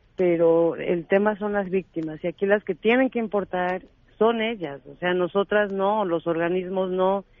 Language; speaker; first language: Spanish; native; Spanish